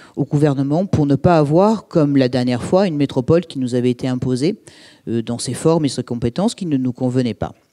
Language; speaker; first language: French; native; French